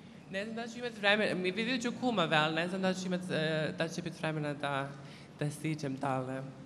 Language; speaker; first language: Serbian; early bilingual, heritage; Serbian